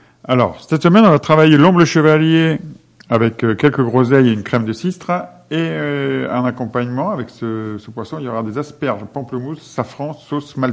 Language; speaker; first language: French; native; French